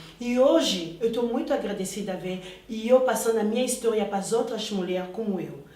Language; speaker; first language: Portuguese; non-native, fluent; Lingala